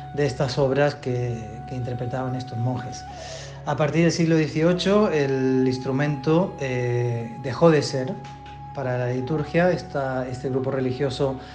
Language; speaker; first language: Spanish; native; Spanish